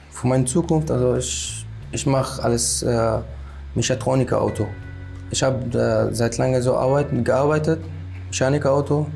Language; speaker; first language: German; non-native, learner; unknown